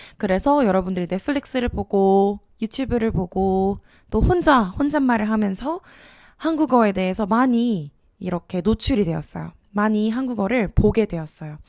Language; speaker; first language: Korean; native; Korean